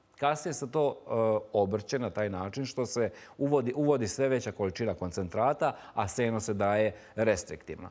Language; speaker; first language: Serbian; native; Serbian